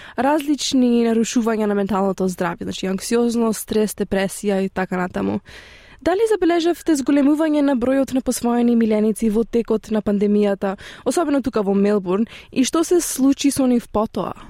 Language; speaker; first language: Macedonian; native; Macedonian